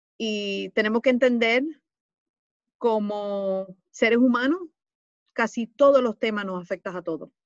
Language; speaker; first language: Spanish; early bilingual, heritage; Spanish